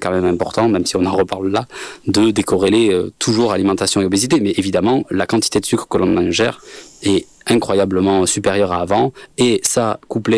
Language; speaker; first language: French; native; French